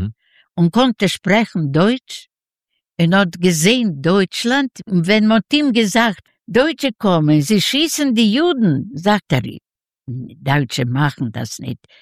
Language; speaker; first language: German; non-native, learner; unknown